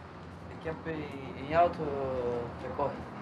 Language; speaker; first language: Dutch; non-native, learner; Portuguese